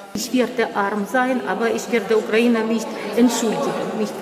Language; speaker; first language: German; non-native, fluent; Russian